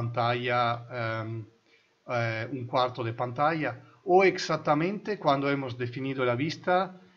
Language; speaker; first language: Spanish; non-native, fluent; Italian